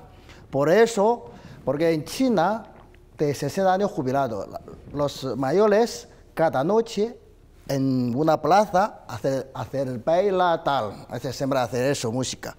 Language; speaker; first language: Spanish; non-native, learner; Chinese